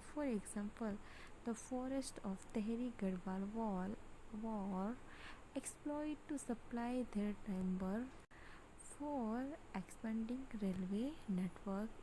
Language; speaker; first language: English; non-native, local second language; Gujarati